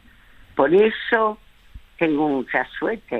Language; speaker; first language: Spanish; early bilingual, other home language; French